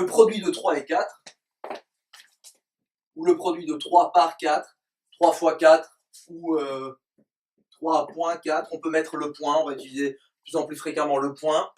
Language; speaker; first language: French; native; French